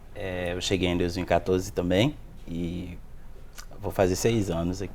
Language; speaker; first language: Portuguese; non-native, fluent; Haitian Creole